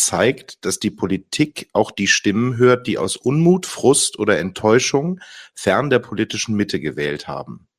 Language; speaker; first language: German; native; German